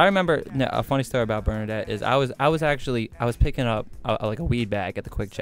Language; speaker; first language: English; native; English